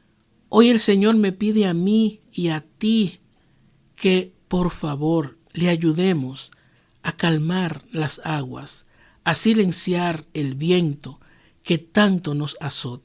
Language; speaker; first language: Spanish; native; Spanish